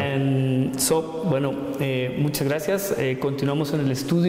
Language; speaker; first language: Spanish; native; Spanish